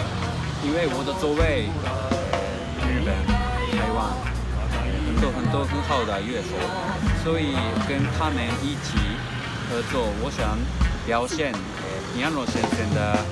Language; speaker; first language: Chinese; non-native, learner; Japanese